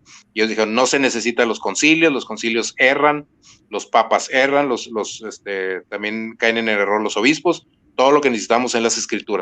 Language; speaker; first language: Spanish; native; Spanish